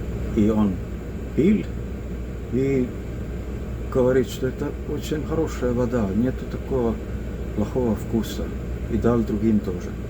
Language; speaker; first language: Russian; non-native, local second language; Estonian